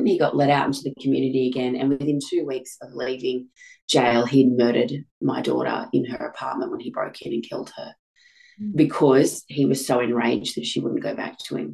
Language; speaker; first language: English; native; English